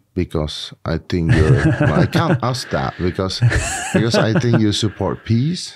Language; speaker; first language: English; non-native, fluent; Indonesian